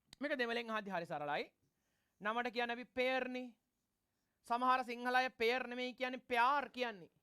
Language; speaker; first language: Sinhala; non-native, local second language; Tamil